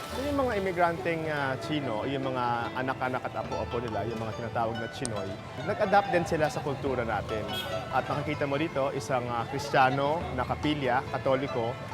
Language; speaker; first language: Filipino; native; Filipino